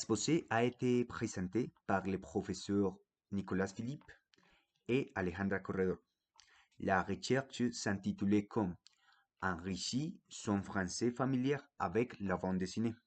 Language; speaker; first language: French; non-native, fluent; Spanish